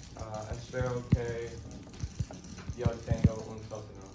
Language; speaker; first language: Spanish; non-native, learner; English